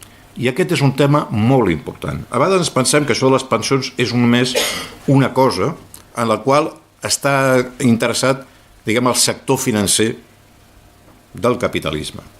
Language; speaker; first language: Catalan; native; Catalan